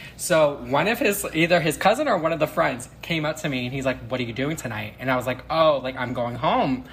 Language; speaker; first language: English; native; English